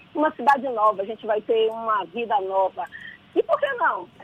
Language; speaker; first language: Portuguese; native; Portuguese